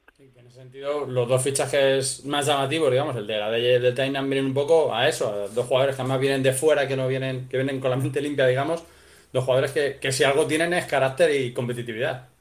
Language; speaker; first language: Spanish; native; Spanish